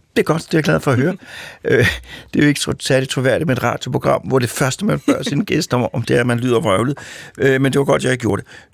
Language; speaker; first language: Danish; native; Danish